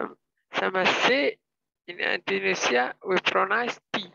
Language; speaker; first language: English; non-native, learner; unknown